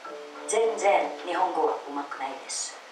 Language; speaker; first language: Japanese; non-native, fluent; Filipino